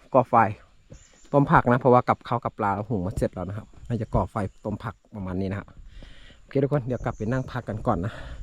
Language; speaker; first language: Thai; non-native, local second language; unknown